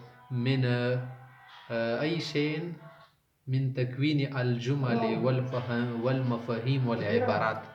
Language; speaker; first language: Arabic; non-native, fluent; Urdu